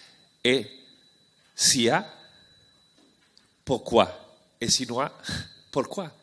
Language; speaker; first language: French; non-native, learner; Spanish